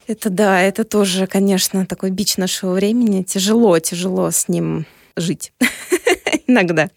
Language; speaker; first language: Russian; native; Russian